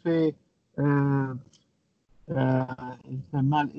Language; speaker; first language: French; non-native, learner; Arabic